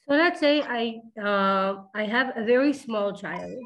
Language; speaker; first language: English; non-native, fluent; Hebrew